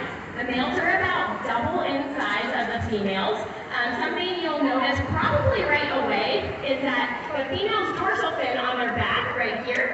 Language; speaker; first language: English; native; English